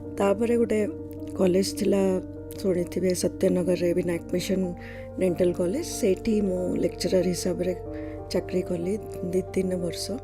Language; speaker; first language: Odia; non-native, fluent; Hindi